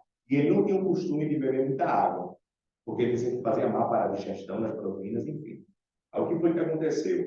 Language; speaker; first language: Portuguese; native; Portuguese